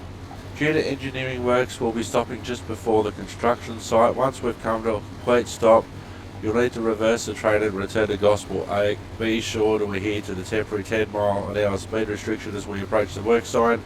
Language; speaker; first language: English; native; English